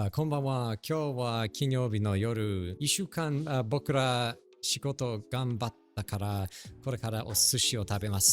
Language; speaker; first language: Japanese; non-native, learner; English